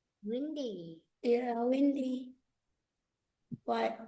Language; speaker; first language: English; non-native, learner; Vietnamese